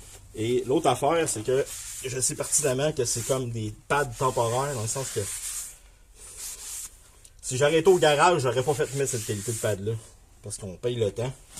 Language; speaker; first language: French; native; French